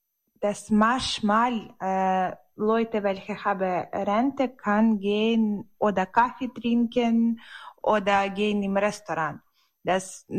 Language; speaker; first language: German; non-native, learner; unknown